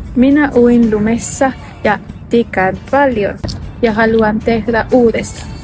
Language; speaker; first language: Finnish; non-native, learner; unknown